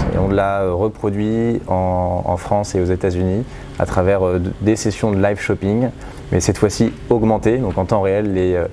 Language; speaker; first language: French; native; French